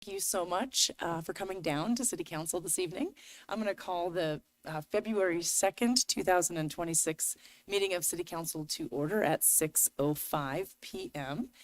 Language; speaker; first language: English; native; English